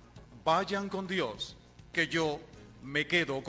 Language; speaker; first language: Spanish; native; Spanish